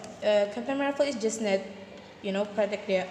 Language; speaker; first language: English; non-native, learner; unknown